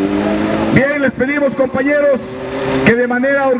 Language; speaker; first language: Spanish; native; Spanish